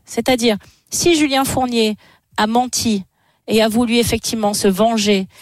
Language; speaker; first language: French; native; French